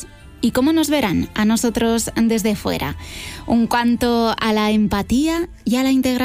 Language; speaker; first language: Spanish; native; Spanish